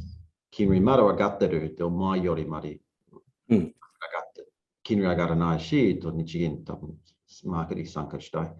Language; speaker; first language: Japanese; non-native, learner; English